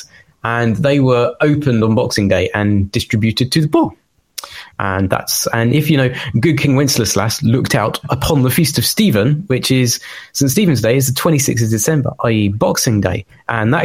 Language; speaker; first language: English; native; English